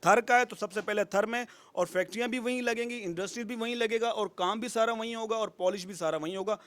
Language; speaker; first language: Urdu; non-native, local second language; Sindhi